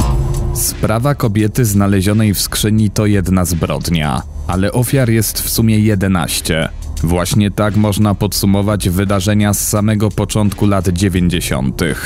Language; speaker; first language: Polish; native; Polish